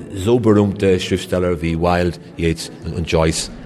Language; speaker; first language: German; non-native, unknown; English